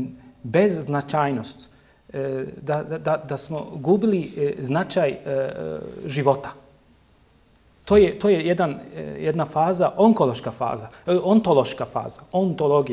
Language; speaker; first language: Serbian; non-native, local second language; Turkish